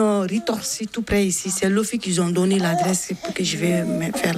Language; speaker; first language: French; non-native, learner; Bambara